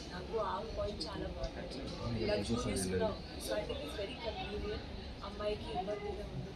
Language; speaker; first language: Telugu; non-native, learner; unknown